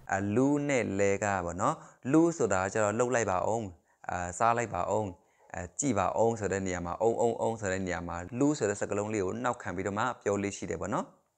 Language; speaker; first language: Burmese; non-native, local second language; Shan